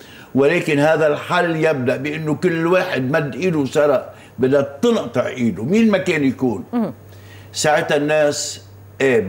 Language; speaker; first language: Arabic; native; Arabic